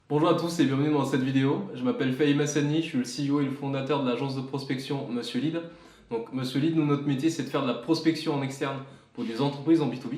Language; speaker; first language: French; native; French